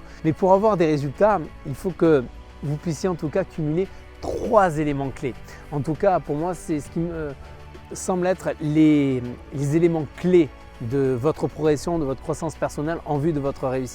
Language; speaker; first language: French; native; French